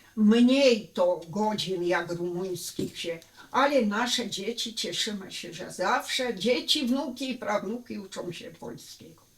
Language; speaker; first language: Polish; early bilingual, heritage; Polish